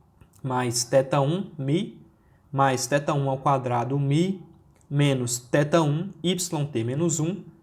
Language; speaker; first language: Portuguese; native; Portuguese